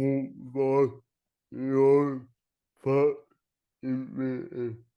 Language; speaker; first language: English; non-native, learner; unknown